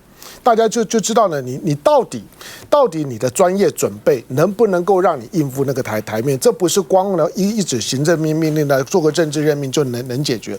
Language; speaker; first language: Chinese; native; Chinese